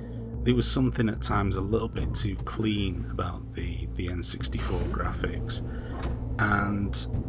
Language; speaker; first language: English; native; English